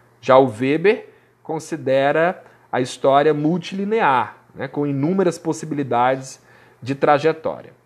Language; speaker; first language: Portuguese; native; Portuguese